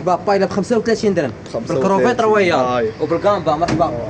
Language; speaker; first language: Arabic; native; Arabic